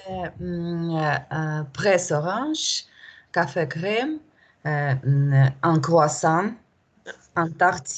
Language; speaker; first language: French; non-native, learner; Russian